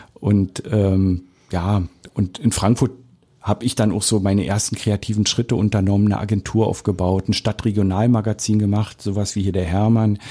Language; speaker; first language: German; native; German